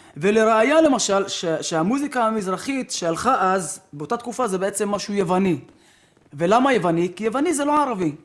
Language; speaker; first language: Hebrew; native; Hebrew